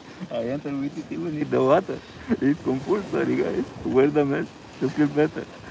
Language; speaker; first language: English; non-native, fluent; Romanian